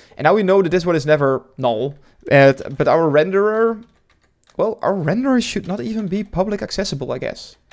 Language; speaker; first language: English; non-native, fluent; Dutch